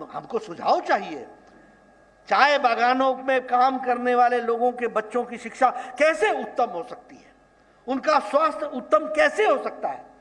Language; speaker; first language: Hindi; native; Hindi